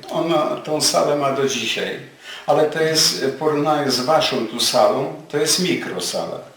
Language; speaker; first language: Polish; native; Polish